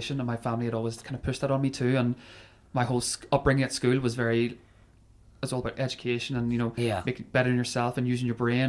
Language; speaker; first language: English; native; English